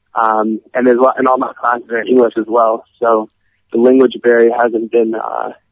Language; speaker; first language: English; native; English